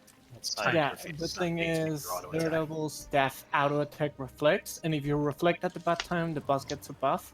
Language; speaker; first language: English; native; English